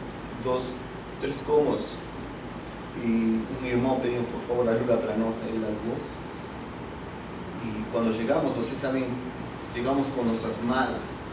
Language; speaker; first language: Portuguese; non-native, fluent; Spanish